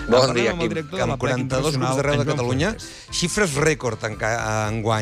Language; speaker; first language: Catalan; native; Catalan